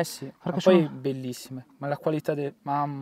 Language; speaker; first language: Italian; native; Italian